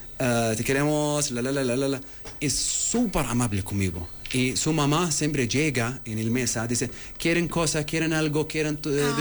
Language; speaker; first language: Spanish; non-native, learner; Arabic